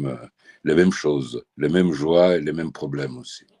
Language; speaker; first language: French; early bilingual, heritage; French